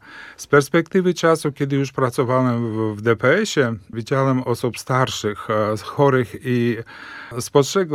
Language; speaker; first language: Polish; early bilingual, heritage; Polish